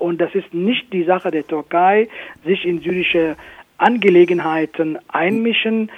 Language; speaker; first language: German; non-native, fluent; Kurdish